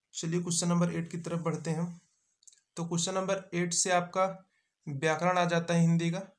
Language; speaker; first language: Hindi; native; Hindi